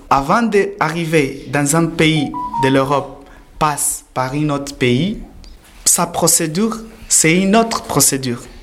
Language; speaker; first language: French; non-native, learner; Portuguese